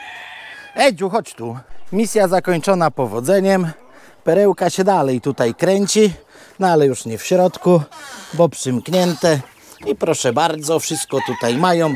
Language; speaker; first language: Polish; native; Polish